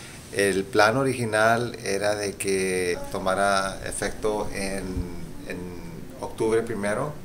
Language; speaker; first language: Spanish; early bilingual, heritage; Spanish